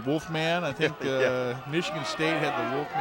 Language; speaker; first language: English; native; English